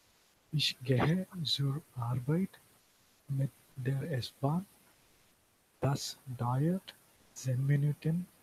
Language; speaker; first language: German; non-native, learner; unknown